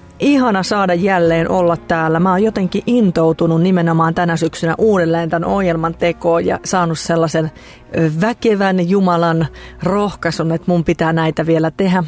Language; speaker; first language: Finnish; native; Finnish